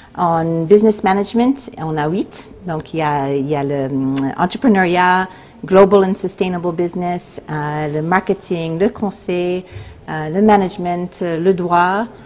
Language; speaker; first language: French; non-native, fluent; English